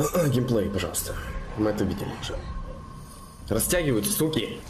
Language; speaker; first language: Russian; native; Russian